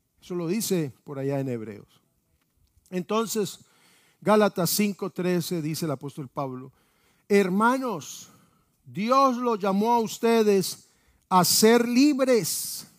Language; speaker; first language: Spanish; native; Spanish